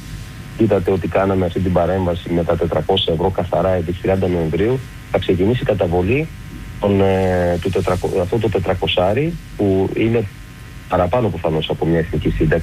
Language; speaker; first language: Greek; native; Greek